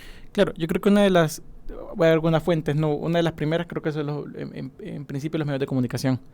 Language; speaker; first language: Spanish; native; Spanish